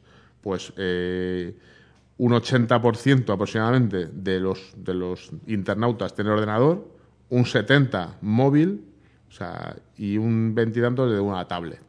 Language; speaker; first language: Spanish; native; Spanish